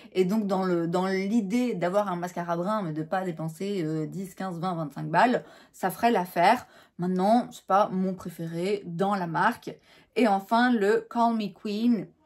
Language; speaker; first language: French; native; French